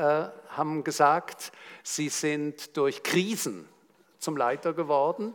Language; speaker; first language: German; native; German